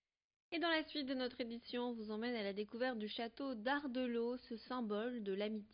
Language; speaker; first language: French; native; French